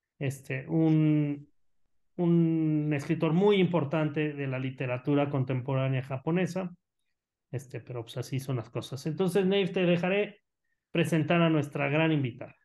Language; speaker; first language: Spanish; native; Spanish